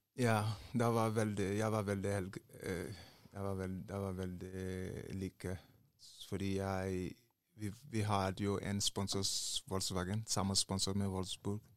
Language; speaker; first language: Norwegian; non-native, learner; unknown